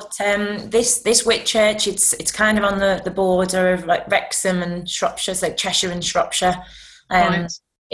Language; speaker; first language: English; native; English